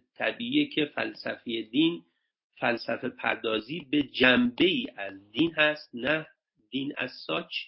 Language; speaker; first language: Persian; native; Persian